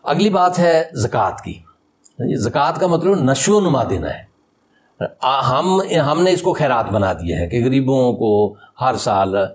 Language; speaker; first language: Urdu; native; Urdu